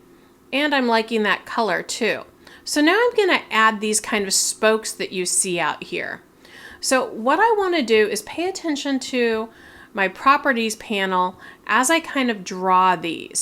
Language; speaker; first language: English; native; English